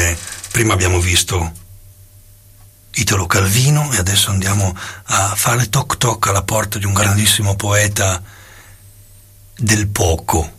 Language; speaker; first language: Italian; native; Italian